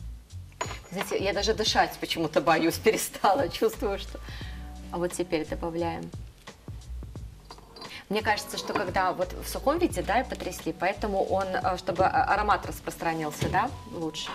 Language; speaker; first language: Russian; native; Russian